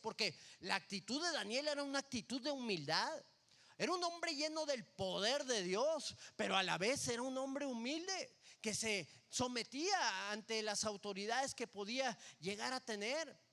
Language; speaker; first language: Spanish; native; Spanish